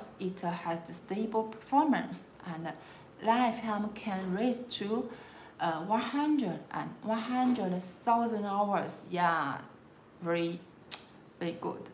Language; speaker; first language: English; non-native, learner; Chinese